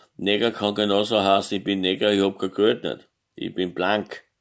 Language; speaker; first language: German; native; German